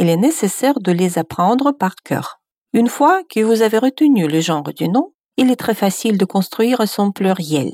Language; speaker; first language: French; non-native, fluent; Russian